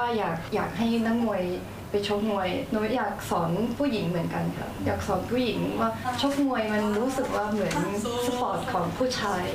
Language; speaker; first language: Thai; early bilingual, heritage; Japanese